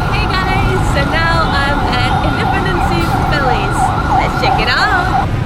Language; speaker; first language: English; non-native, learner; Indonesian